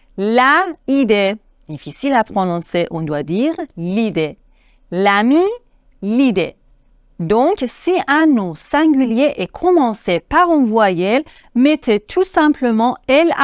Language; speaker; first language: French; non-native, fluent; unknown